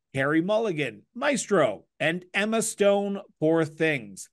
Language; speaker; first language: English; native; English